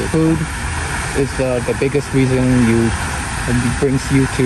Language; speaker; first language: English; non-native, learner; Japanese